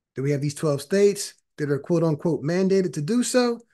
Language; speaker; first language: English; native; English